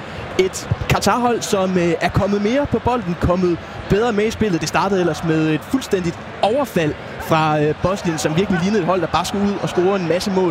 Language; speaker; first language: Danish; native; Danish